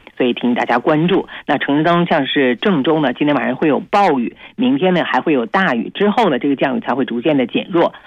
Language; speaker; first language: Chinese; native; Chinese